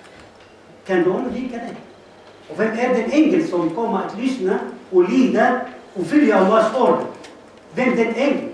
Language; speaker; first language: Swedish; non-native, fluent; Arabic